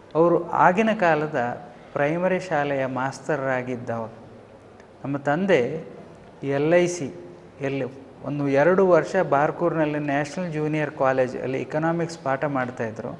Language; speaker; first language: Kannada; native; Kannada